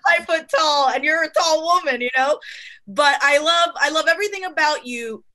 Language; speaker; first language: English; early bilingual, other home language; Spanish